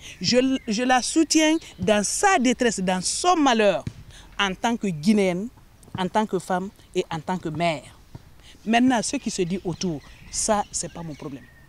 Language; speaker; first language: French; non-native, local second language; Mandingo